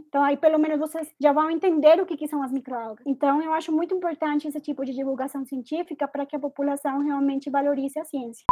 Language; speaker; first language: Portuguese; non-native, fluent; Spanish